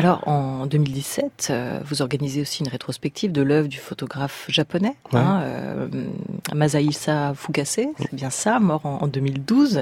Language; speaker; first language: French; native; French